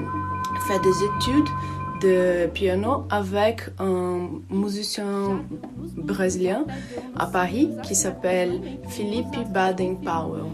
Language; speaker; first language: French; non-native, learner; Portuguese